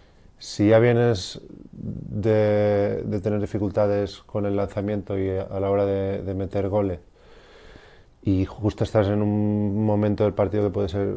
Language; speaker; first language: Spanish; native; Spanish